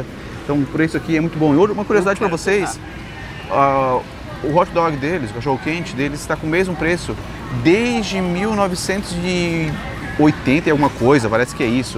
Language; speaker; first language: Portuguese; native; Portuguese